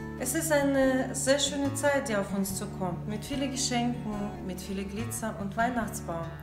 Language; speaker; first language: German; non-native, fluent; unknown